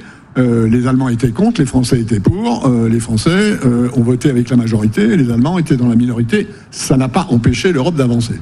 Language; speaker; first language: French; native; French